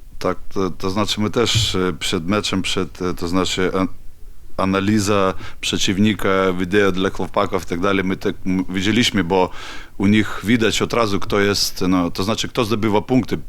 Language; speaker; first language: Polish; non-native, learner; Ukrainian